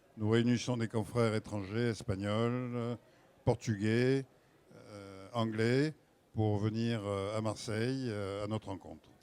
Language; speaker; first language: French; native; French